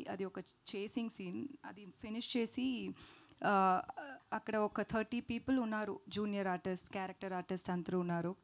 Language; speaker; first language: Telugu; non-native, local second language; Tamil